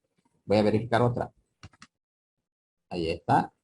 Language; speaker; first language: Spanish; native; Spanish